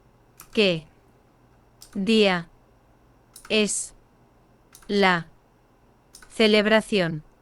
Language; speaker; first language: Spanish; non-native, learner; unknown